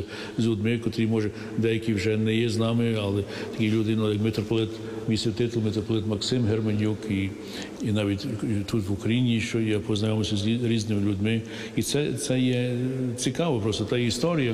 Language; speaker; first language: Ukrainian; early bilingual, heritage; English